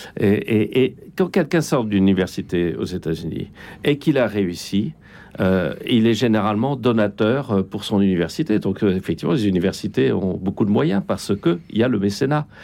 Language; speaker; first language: French; native; French